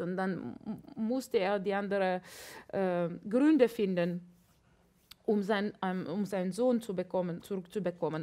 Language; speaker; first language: German; non-native, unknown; Latvian